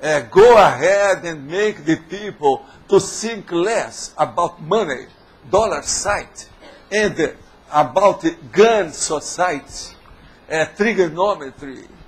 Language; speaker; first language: English; non-native, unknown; Portuguese